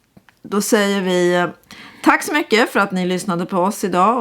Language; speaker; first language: Swedish; native; Swedish